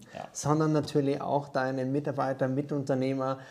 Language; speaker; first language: German; native; German